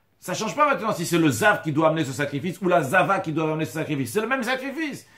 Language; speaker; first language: French; native; French